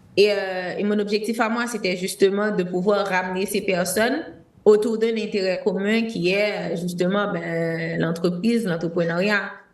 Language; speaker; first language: French; non-native, local second language; Haitian Creole